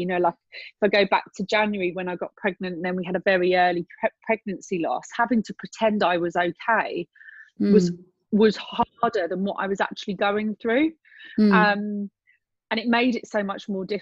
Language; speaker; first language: English; native; English